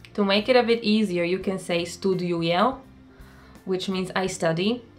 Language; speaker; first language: English; non-native, fluent; Polish